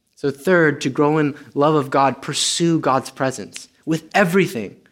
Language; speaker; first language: English; non-native, fluent; Romanian